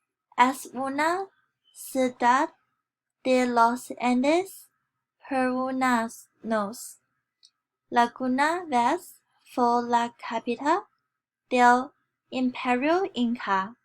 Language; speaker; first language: Spanish; non-native, learner; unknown